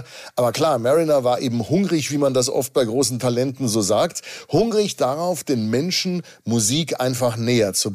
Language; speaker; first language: German; native; German